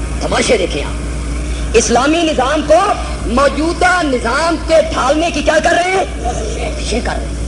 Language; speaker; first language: Urdu; non-native, local second language; Punjabi